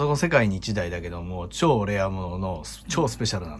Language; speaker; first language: Japanese; native; Japanese